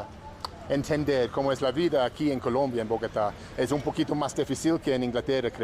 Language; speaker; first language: Spanish; non-native, learner; English